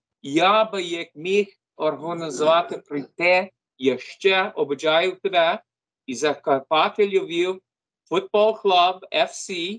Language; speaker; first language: Ukrainian; early bilingual, heritage; Ukrainian